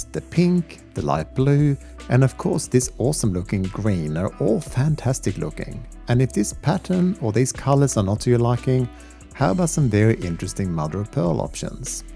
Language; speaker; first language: English; native; English